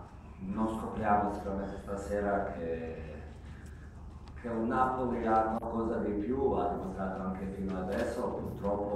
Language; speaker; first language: Italian; non-native, fluent; Croatian